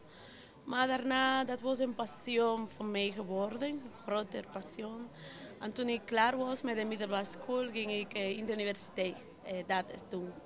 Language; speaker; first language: Dutch; non-native, learner; Spanish